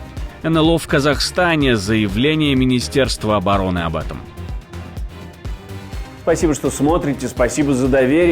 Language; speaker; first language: Russian; native; Russian